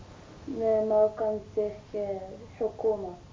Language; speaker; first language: Dutch; non-native, learner; Arabic